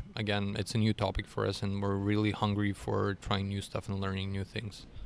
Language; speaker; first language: English; non-native, fluent; Russian